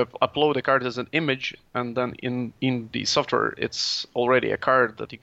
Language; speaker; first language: English; non-native, fluent; Latvian